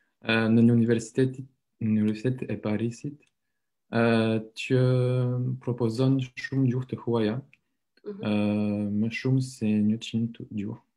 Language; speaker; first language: Albanian; non-native, learner; French